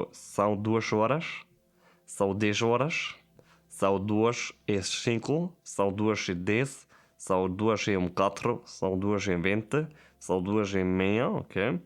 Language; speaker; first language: Portuguese; non-native, learner; German